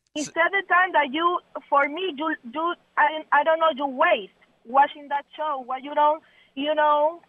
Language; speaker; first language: English; non-native, learner; Spanish